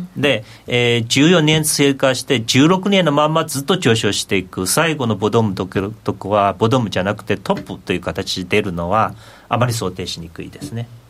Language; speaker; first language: Japanese; non-native, fluent; Chinese